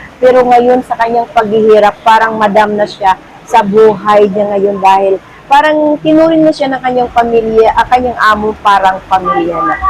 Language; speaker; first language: Filipino; native; Filipino